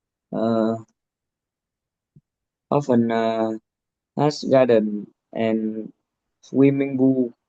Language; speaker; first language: English; non-native, learner; Vietnamese